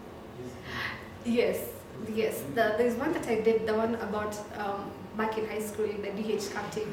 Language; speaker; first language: English; non-native, local second language; Swahili